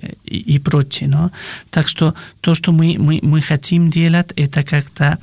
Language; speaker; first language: Russian; non-native, fluent; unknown